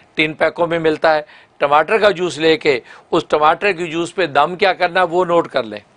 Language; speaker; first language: Urdu; native; Urdu